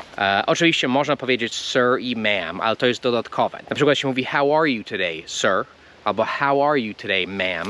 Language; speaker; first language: Polish; non-native, fluent; English